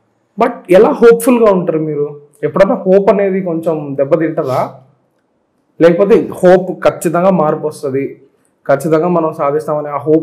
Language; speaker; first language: Telugu; native; Telugu